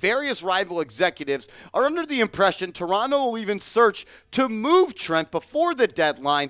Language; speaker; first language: English; native; English